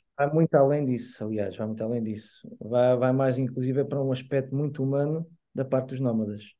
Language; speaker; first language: Portuguese; native; Portuguese